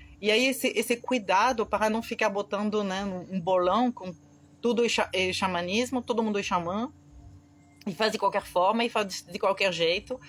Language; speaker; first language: Portuguese; non-native, fluent; French